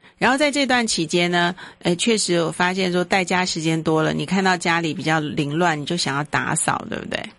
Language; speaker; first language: Chinese; native; Chinese